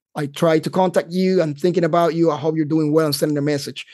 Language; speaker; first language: English; non-native, fluent; Spanish